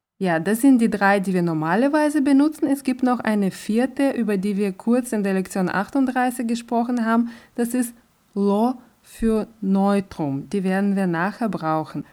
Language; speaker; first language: German; non-native, fluent; Russian